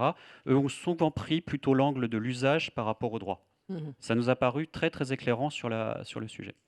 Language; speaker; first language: French; native; French